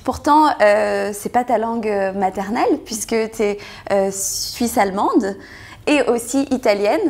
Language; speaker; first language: French; native; French